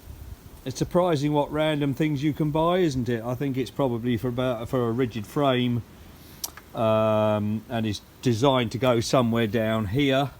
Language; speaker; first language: English; native; English